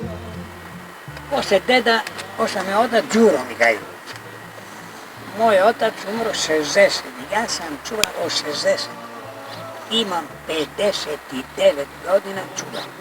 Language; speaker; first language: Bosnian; early bilingual, heritage; Bosnian